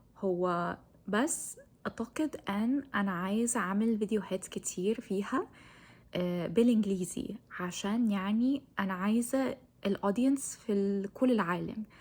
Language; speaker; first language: Egyptian Arabic; non-native, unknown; English